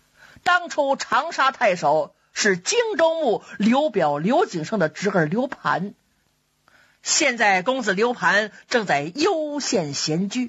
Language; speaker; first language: Chinese; native; Chinese